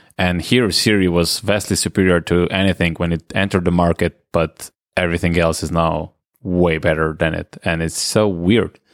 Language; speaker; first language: English; non-native, fluent; Slovenian